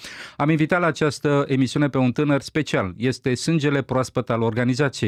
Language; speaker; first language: Romanian; native; Romanian